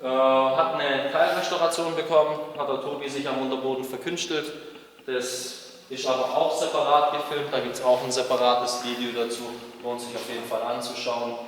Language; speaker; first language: German; native; German